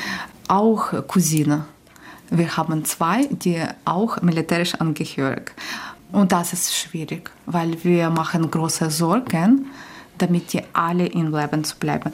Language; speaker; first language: German; non-native, learner; Ukrainian